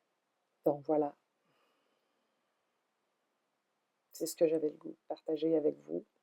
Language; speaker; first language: French; native; French